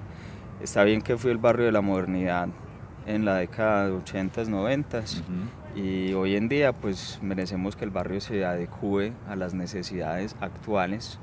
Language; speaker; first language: Spanish; native; Spanish